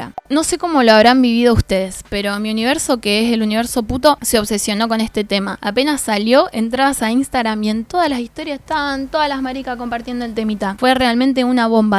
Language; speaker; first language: Spanish; native; Spanish